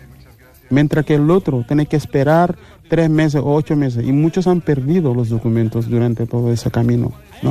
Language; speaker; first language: Spanish; non-native, fluent; Wolof